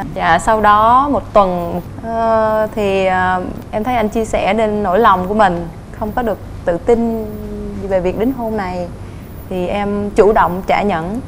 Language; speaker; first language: Vietnamese; native; Vietnamese